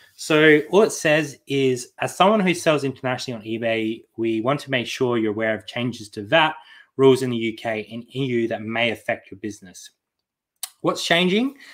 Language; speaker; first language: English; native; English